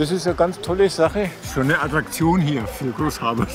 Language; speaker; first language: German; native; German